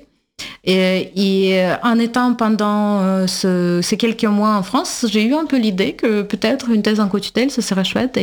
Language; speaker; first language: French; non-native, fluent; Russian